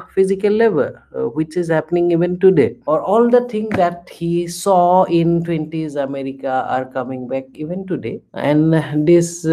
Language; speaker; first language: English; non-native, local second language; Assamese